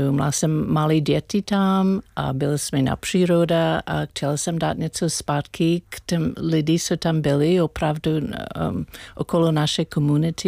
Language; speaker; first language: Czech; non-native, learner; English